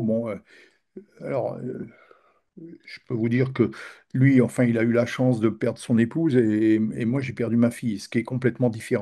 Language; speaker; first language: French; native; French